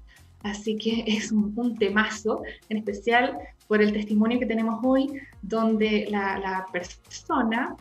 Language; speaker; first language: Spanish; native; Spanish